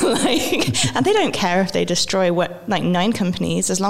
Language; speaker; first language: English; native; English